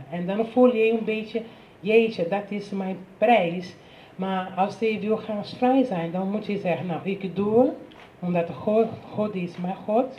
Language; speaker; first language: Dutch; non-native, learner; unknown